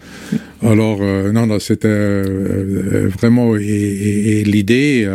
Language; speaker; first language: French; non-native, fluent; German